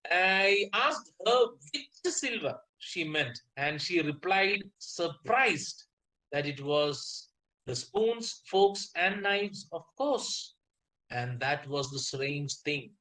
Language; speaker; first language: English; non-native, local second language; Malayalam